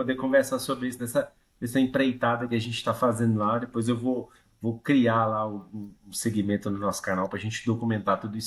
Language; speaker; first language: Portuguese; native; Portuguese